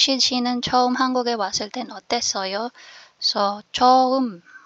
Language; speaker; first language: Korean; non-native, fluent; Filipino